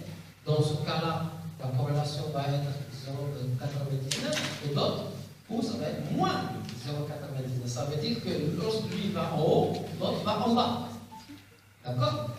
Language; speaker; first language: French; non-native, local second language; Arabic